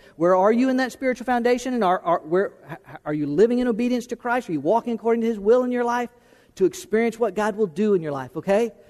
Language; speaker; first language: English; native; English